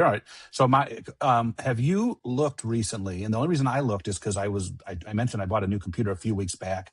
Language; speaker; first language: English; native; English